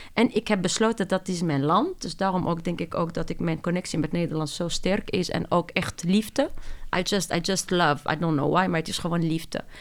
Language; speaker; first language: Dutch; non-native, fluent; Arabic